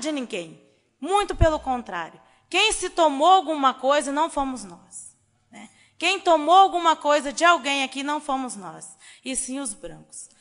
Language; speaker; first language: Portuguese; native; Portuguese